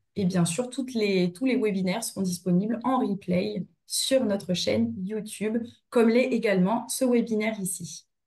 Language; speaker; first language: French; native; French